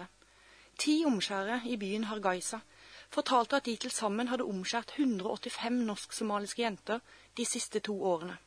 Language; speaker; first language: Norwegian; native; Norwegian